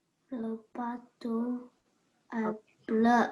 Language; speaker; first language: French; non-native, learner; Chinese